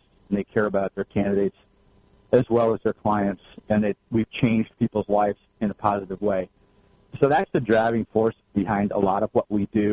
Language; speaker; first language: English; native; English